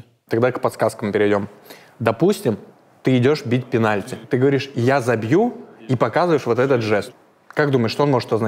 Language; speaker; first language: Russian; native; Russian